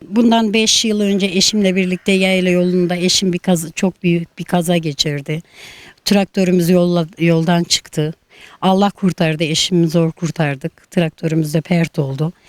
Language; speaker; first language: Turkish; non-native, local second language; Kurdish